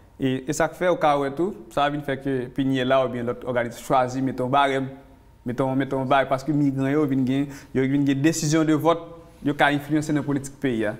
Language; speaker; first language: French; non-native, local second language; Haitian Creole